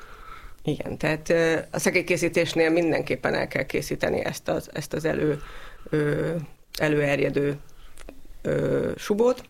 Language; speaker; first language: Hungarian; native; Hungarian